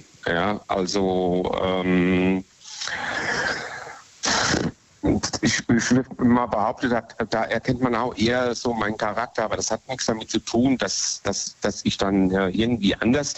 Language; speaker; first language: German; native; German